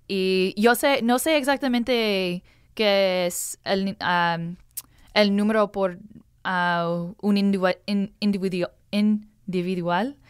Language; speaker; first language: Spanish; non-native, learner; English